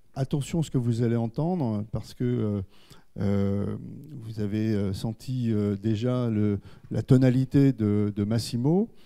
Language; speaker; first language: French; native; French